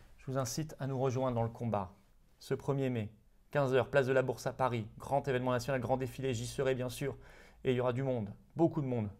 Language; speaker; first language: French; native; French